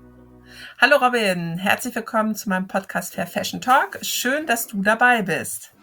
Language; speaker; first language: German; native; German